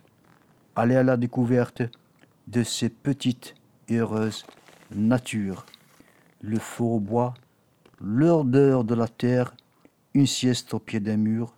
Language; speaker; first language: French; non-native, local second language; Kabyle